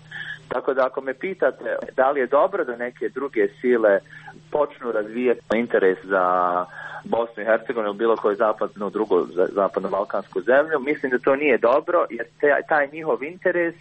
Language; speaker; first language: Croatian; native; Croatian